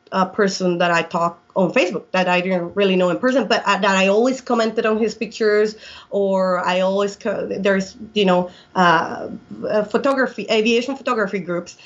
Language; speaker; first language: English; non-native, fluent; Spanish